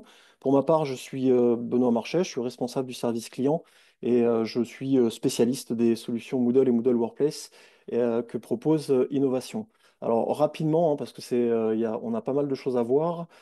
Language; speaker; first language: French; native; French